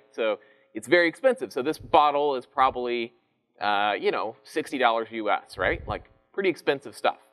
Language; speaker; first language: English; native; English